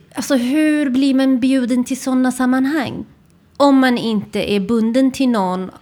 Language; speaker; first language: Swedish; non-native, fluent; Central Kurdish